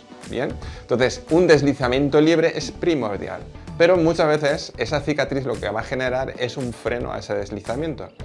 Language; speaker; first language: Spanish; native; Spanish